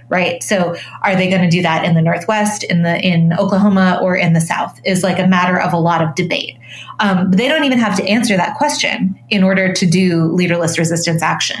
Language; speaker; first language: English; native; English